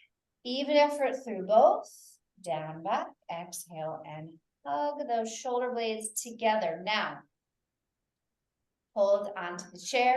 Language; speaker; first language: English; native; English